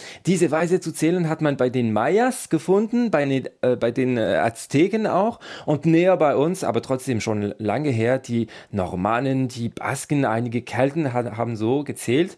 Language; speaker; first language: German; non-native, local second language; French